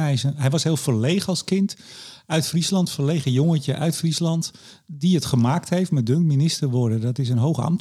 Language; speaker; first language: Dutch; native; Dutch